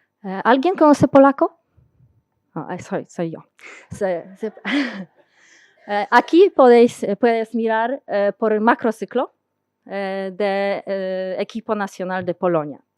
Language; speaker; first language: Spanish; non-native, learner; Polish